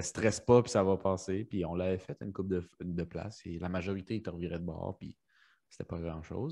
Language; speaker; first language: French; early bilingual, other home language; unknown